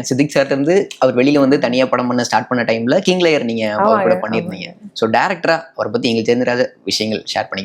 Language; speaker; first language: Tamil; native; Tamil